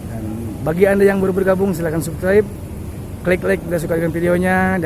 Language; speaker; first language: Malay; non-native, local second language; Sundanese